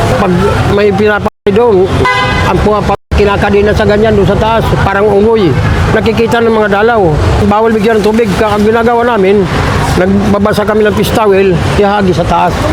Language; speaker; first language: Filipino; native; Filipino